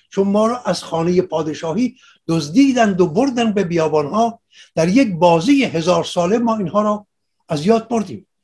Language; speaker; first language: Persian; non-native, local second language; Assyrian Neo-Aramaic